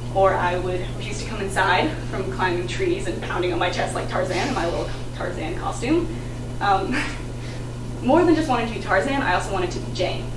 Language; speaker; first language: English; native; English